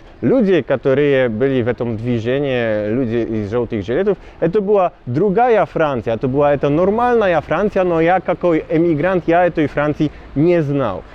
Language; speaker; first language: Russian; non-native, learner; Polish